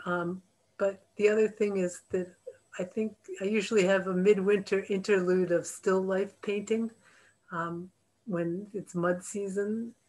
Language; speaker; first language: English; native; English